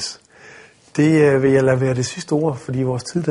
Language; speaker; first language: Danish; native; Danish